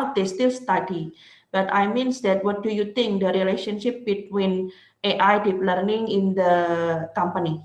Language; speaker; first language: English; non-native, learner; Indonesian